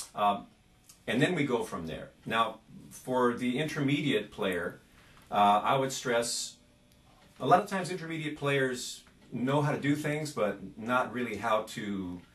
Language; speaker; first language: English; native; English